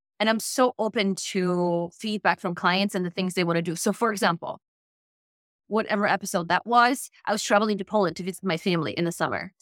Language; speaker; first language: English; non-native, fluent; Polish